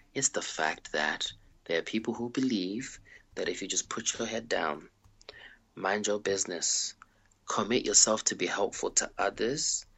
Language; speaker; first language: English; early bilingual, other home language; Shona